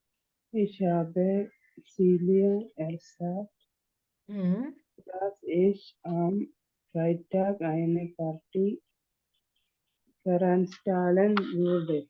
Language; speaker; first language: German; non-native, learner; Malayalam